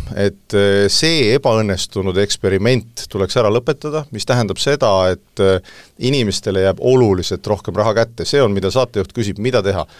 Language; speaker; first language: Estonian; native; Estonian